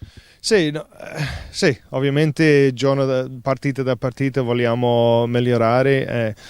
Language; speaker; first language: Italian; non-native, fluent; English